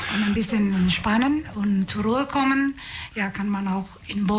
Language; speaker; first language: German; non-native, fluent; Indonesian